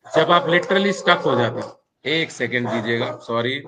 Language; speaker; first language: Hindi; native; Hindi